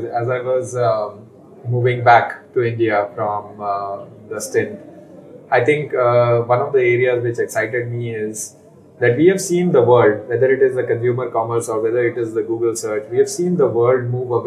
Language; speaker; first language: English; non-native, local second language; Hindi